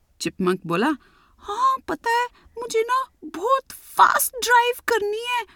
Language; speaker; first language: Hindi; native; Hindi